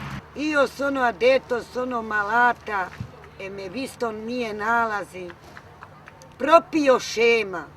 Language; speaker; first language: Italian; non-native, learner; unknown